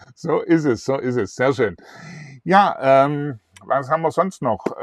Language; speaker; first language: German; native; German